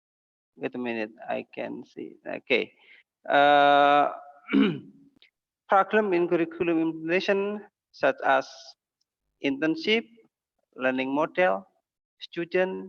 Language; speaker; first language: English; non-native, learner; Indonesian